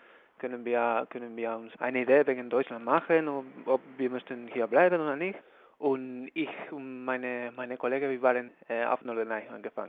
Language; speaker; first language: German; non-native, learner; Spanish